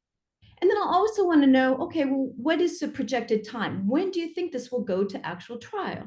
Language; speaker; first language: English; native; English